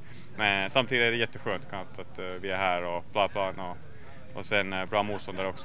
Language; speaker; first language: Swedish; non-native, local second language; Finnish